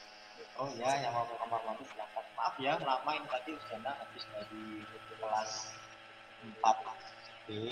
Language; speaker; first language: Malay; non-native, local second language; Javanese